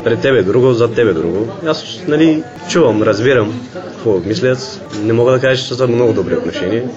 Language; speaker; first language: Bulgarian; non-native, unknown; Turkish